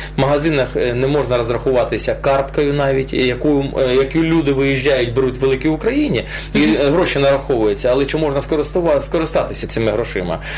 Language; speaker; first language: Ukrainian; non-native, local second language; Russian